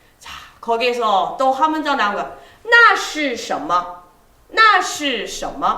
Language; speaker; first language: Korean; non-native, fluent; Chinese